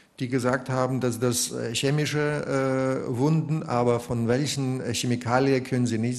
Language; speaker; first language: German; non-native, fluent; Russian